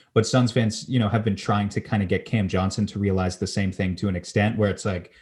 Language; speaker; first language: English; native; English